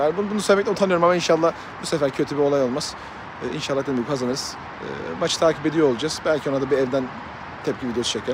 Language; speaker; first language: Turkish; native; Turkish